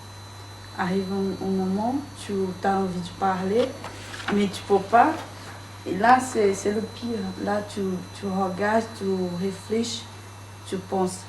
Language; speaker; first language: French; non-native, learner; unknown